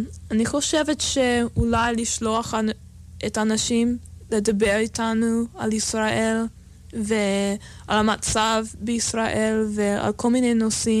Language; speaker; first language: Hebrew; non-native, fluent; English